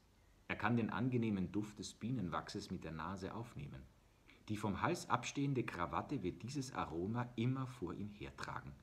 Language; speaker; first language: German; native; German